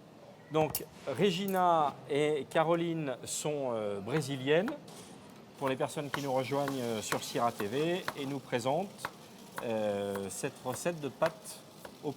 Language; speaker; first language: French; native; French